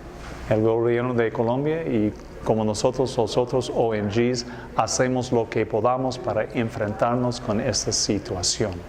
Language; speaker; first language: Spanish; non-native, fluent; English